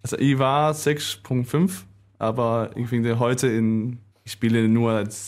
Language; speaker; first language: German; non-native, learner; Danish